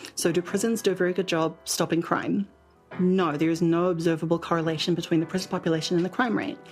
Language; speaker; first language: English; native; English